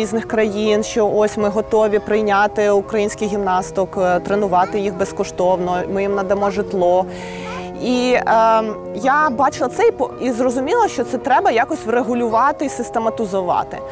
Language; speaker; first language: Ukrainian; native; Ukrainian